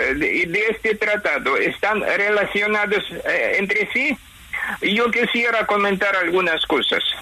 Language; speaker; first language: Spanish; non-native, fluent; Ukrainian